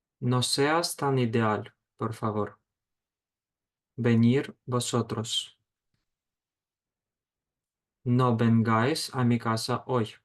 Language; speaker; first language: Spanish; non-native, fluent; Ukrainian